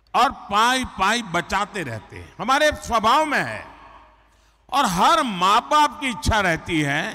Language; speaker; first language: Hindi; non-native, local second language; Gujarati